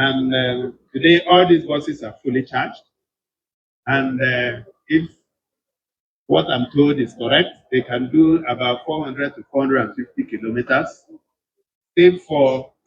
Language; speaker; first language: English; non-native, local second language; Igbo